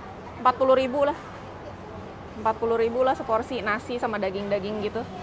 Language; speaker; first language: Indonesian; native; Indonesian